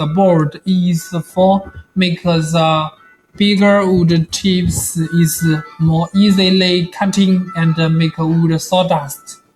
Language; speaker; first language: English; non-native, learner; Chinese